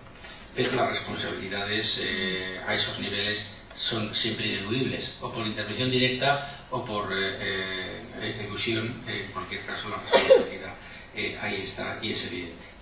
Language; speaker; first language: Spanish; native; Spanish